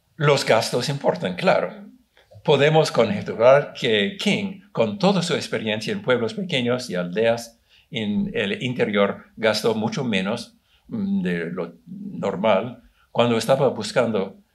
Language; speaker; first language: Spanish; non-native, fluent; English